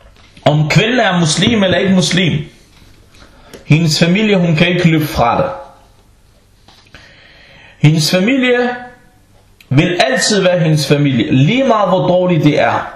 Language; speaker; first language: Danish; non-native, local second language; Arabic